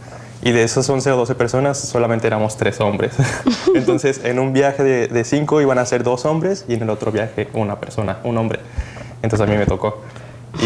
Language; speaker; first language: Spanish; native; Spanish